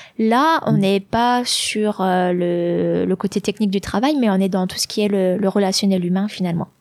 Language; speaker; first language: French; native; French